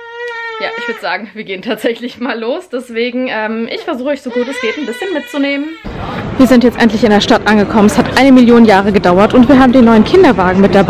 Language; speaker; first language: German; native; German